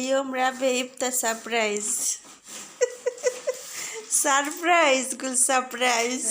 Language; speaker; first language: Arabic; non-native, learner; Bangla